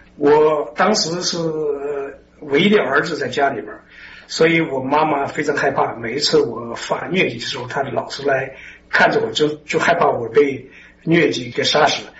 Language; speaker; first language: Chinese; native; Chinese